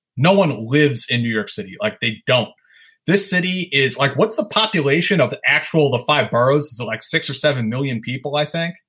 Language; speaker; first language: English; native; English